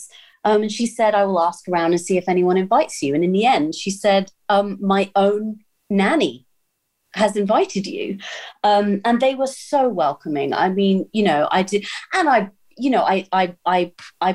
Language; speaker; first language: English; native; English